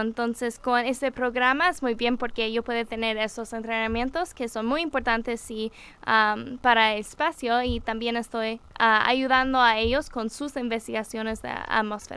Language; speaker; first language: Spanish; non-native, learner; English